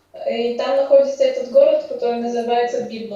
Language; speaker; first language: Russian; non-native, fluent; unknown